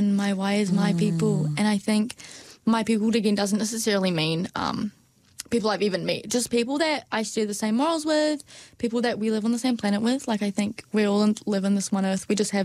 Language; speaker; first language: English; non-native, local second language; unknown